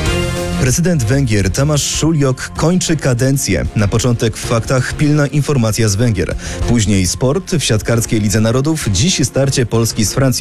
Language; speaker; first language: Polish; native; Polish